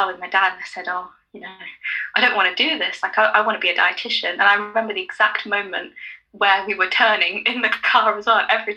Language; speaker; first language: English; native; English